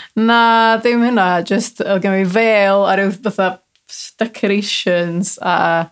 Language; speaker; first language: Welsh; native; Welsh